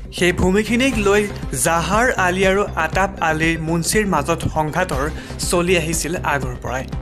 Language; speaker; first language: Assamese; non-native, local second language; Bangla